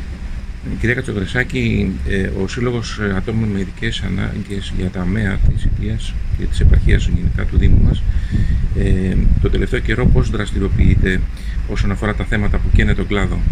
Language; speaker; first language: Greek; native; Greek